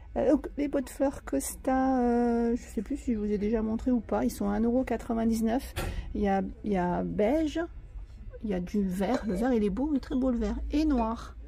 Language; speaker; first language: French; native; French